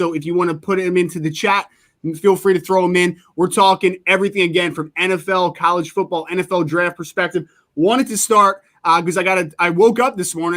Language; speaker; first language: English; native; English